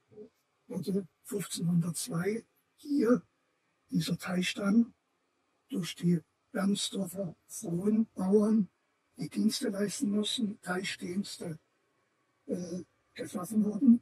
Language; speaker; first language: German; native; German